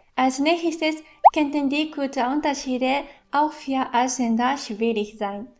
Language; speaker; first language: German; non-native, fluent; Japanese